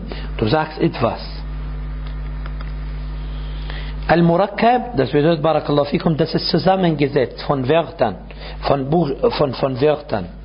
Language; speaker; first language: German; non-native, fluent; Arabic